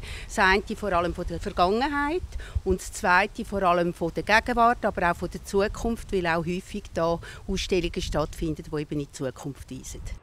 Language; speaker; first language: German; native; German